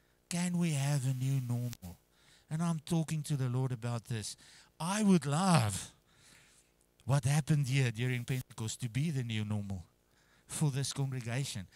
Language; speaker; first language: English; non-native, local second language; Afrikaans